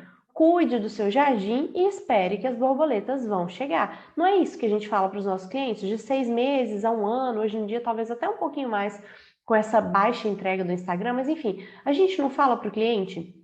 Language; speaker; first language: Portuguese; native; Portuguese